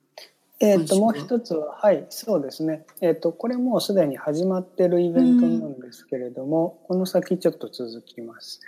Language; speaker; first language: Japanese; native; Japanese